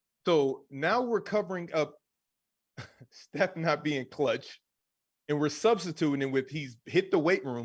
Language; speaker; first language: English; native; English